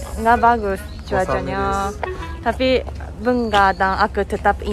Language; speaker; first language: Indonesian; non-native, learner; Japanese